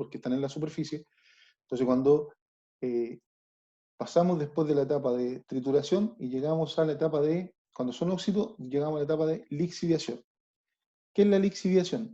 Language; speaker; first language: Spanish; native; Spanish